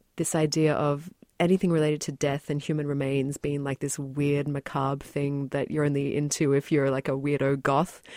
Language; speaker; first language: English; native; English